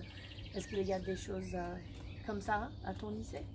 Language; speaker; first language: French; non-native, fluent; English